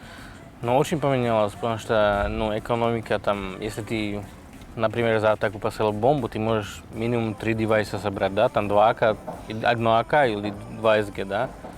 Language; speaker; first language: Russian; non-native, fluent; Slovak